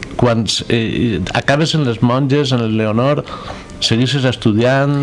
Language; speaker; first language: Spanish; non-native, local second language; Catalan